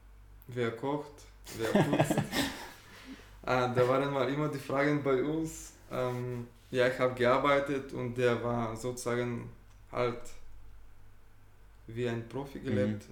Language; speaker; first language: German; non-native, fluent; Bulgarian